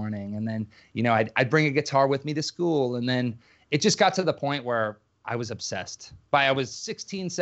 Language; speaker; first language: English; native; English